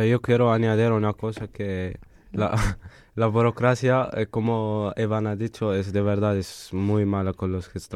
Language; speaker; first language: Spanish; non-native, fluent; Arabic